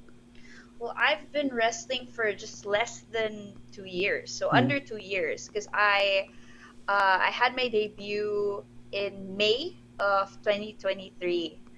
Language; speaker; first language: English; non-native, local second language; Filipino